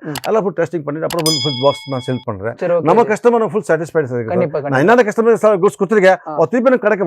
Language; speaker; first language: Tamil; non-native, local second language; Kannada